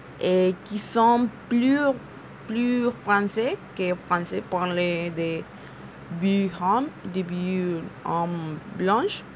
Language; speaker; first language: French; non-native, learner; Spanish